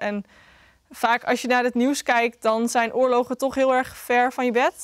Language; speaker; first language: Dutch; native; Dutch